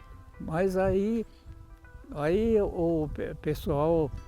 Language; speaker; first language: Portuguese; non-native, local second language; Japanese